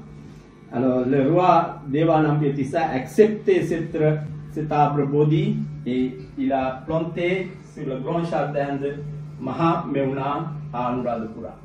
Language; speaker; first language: French; non-native, learner; Sinhala